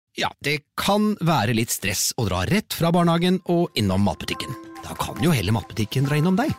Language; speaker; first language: Norwegian; native; Norwegian